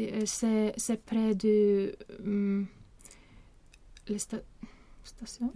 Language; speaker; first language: French; non-native, learner; Swedish